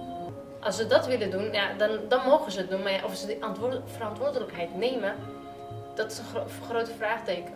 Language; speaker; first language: Dutch; early bilingual, other home language; Arabic